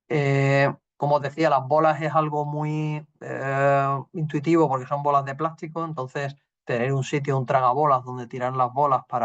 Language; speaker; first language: Spanish; native; Spanish